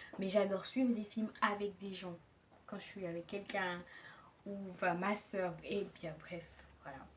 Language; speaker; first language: French; native; French